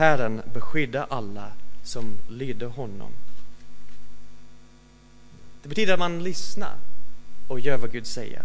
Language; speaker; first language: Swedish; non-native, fluent; English